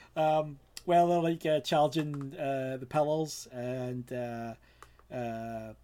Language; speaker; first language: English; native; English